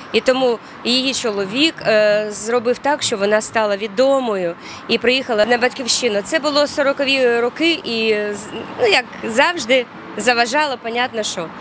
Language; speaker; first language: Ukrainian; non-native, local second language; Russian